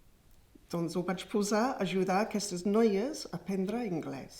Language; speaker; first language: Catalan; non-native, fluent; English